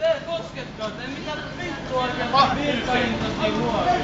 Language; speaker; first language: Finnish; native; Finnish